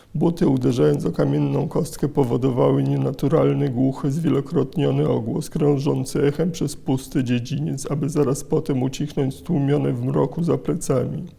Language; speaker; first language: Polish; native; Polish